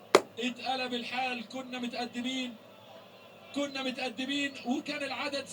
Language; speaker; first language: Arabic; native; Arabic